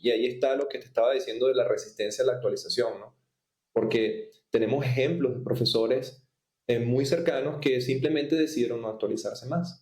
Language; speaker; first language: Spanish; native; Spanish